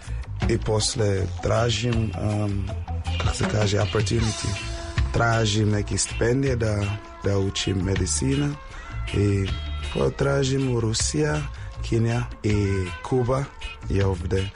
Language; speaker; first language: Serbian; non-native, learner; English